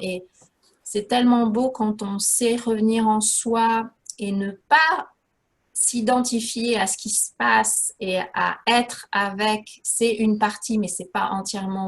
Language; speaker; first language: French; native; French